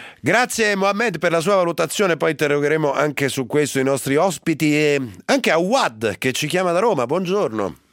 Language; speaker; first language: Italian; native; Italian